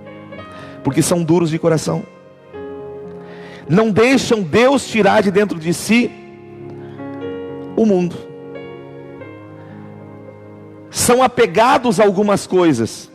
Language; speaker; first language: Portuguese; native; Portuguese